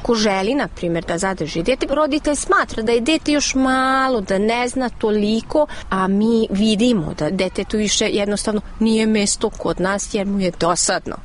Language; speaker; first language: Serbian; non-native, local second language; Hungarian